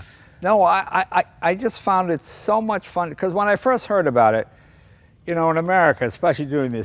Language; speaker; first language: English; native; English